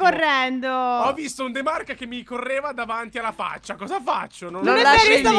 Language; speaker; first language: Italian; native; Italian